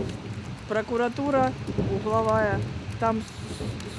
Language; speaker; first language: Russian; native; Russian